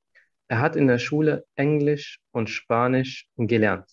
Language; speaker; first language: German; non-native, fluent; Arabic